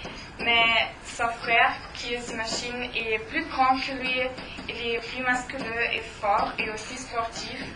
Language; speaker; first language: French; non-native, learner; German